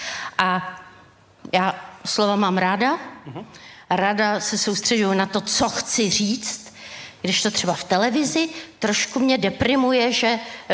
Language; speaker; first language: Czech; native; Czech